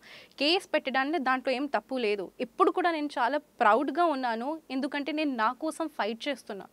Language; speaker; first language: Telugu; non-native, local second language; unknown